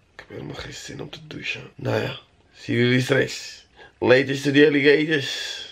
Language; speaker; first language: Dutch; early bilingual, other home language; Arabic